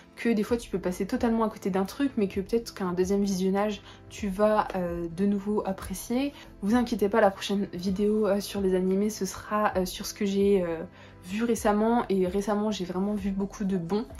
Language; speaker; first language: French; native; French